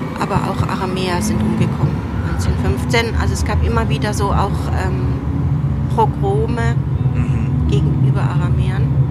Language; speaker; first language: German; early bilingual, other home language; Turoyo